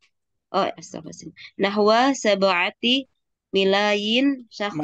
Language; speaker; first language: Indonesian; native; Indonesian